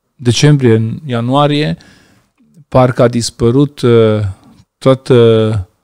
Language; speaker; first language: Romanian; non-native, local second language; Hungarian